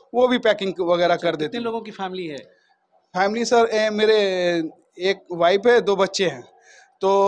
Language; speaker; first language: Hindi; native; Hindi